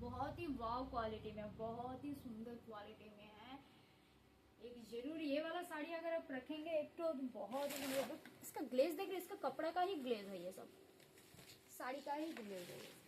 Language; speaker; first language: Hindi; non-native, local second language; Bangla